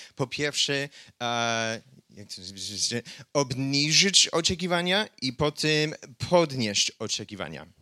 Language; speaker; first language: Polish; non-native, fluent; English